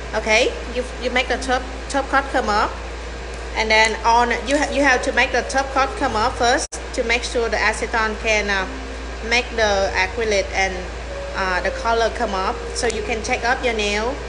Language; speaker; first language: English; non-native, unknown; Vietnamese